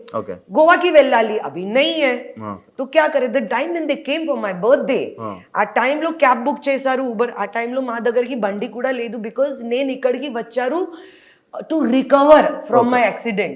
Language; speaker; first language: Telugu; non-native, learner; Hindi